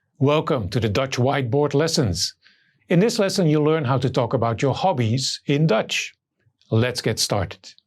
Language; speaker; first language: English; non-native, fluent; Dutch